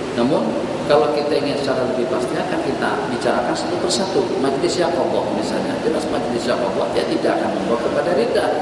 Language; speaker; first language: Indonesian; non-native, local second language; Banjar